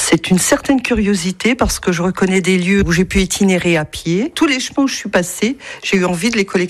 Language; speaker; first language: French; native; French